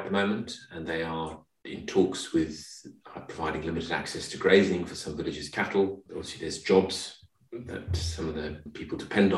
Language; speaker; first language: English; native; English